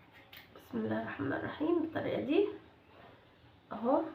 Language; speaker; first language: Arabic; native; Arabic